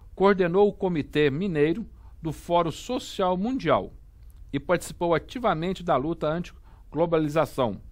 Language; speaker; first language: Portuguese; native; Portuguese